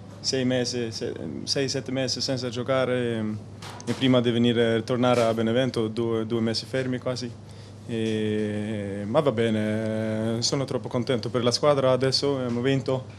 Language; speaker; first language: Italian; non-native, learner; Spanish